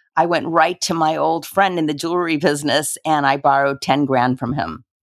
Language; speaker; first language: English; native; English